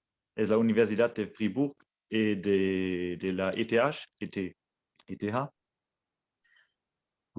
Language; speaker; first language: Spanish; non-native, fluent; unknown